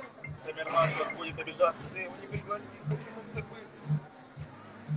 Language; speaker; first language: Russian; native; Russian